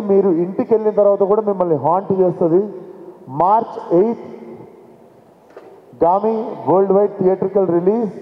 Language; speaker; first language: Telugu; native; Telugu